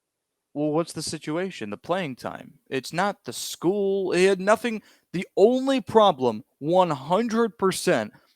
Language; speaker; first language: English; native; English